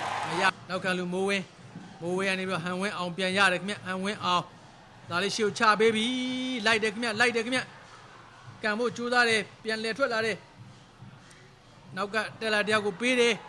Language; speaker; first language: Burmese; native; Burmese